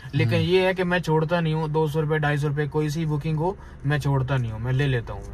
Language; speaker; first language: Hindi; native; Hindi